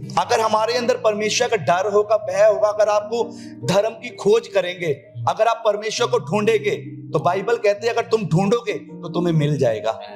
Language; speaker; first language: Hindi; non-native, local second language; Punjabi